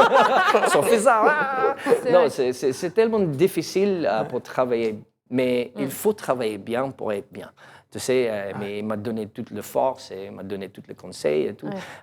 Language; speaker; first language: French; non-native, learner; English